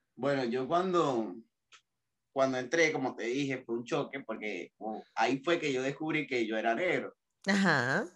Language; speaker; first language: Spanish; native; Spanish